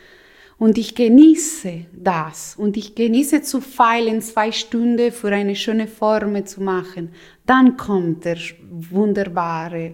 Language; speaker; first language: German; non-native, local second language; Italian